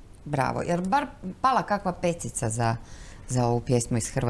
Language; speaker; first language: Croatian; native; Croatian